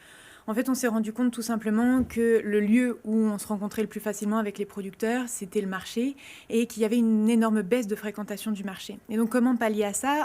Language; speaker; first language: French; native; French